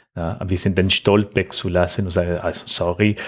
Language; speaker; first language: German; non-native, fluent; Spanish